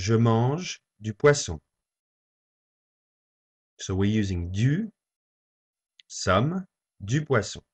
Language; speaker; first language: French; non-native, fluent; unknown